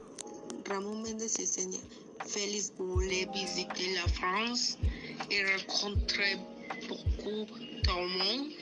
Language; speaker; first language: French; non-native, learner; Spanish